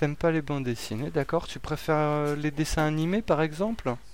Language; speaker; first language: French; native; French